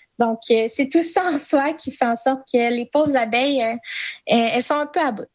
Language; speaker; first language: French; native; French